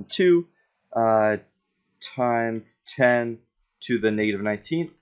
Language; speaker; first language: English; native; English